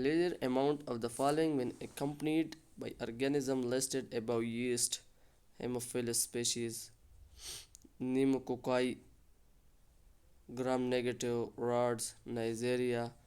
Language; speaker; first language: English; non-native, local second language; Urdu